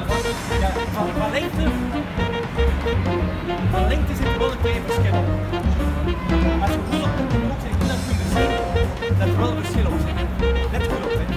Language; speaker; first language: Dutch; native; Dutch